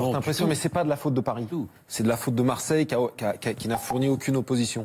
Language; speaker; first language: French; native; French